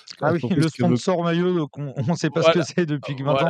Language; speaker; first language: French; native; French